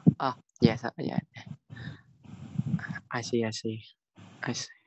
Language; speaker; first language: English; non-native, learner; Vietnamese